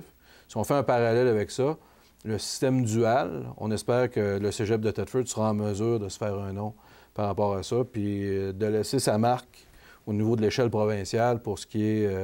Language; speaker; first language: French; native; French